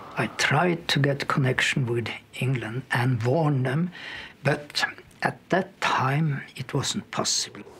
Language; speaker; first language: English; non-native, fluent; Norwegian